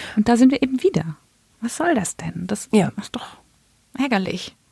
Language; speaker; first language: German; native; German